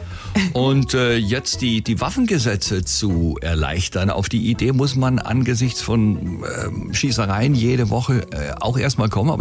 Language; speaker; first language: German; native; German